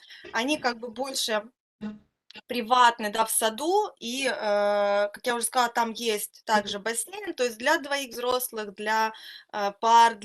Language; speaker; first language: Russian; native; Russian